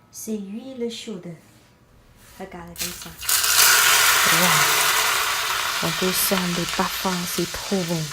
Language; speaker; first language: French; non-native, learner; Chinese